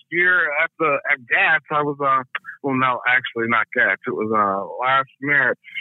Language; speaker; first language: English; native; English